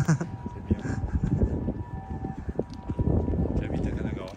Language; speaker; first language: French; non-native, learner; Japanese